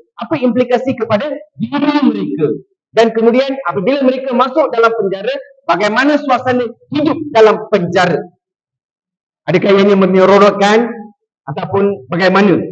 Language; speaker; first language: Malay; non-native, local second language; Tamil